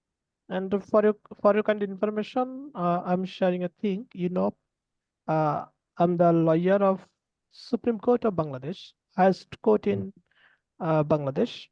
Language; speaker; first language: English; non-native, learner; Bangla